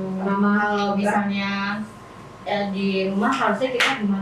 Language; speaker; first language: Indonesian; native; Indonesian